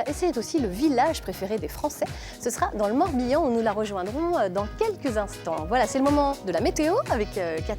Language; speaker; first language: French; native; French